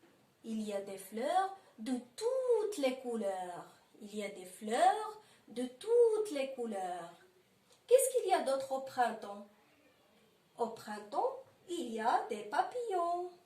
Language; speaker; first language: French; non-native, local second language; Arabic